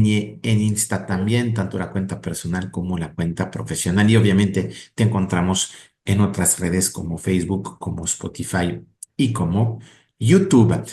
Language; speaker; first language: Spanish; native; Spanish